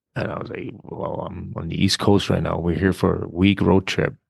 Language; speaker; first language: English; non-native, fluent; German